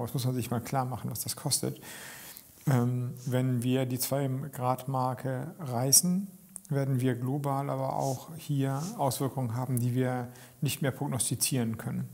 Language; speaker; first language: German; native; German